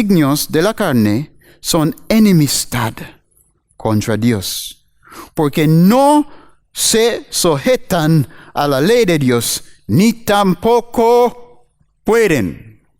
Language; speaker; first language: Spanish; non-native, learner; English